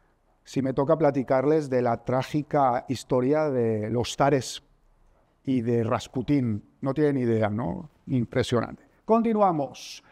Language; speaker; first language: Spanish; native; Spanish